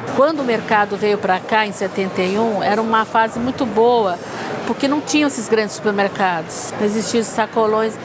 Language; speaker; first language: Portuguese; native; Portuguese